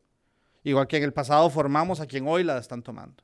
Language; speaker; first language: Spanish; native; Spanish